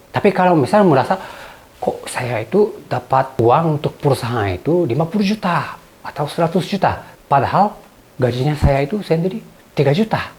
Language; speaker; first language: Indonesian; non-native, fluent; Japanese